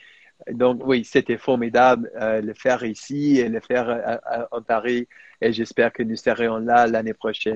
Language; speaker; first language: French; non-native, fluent; English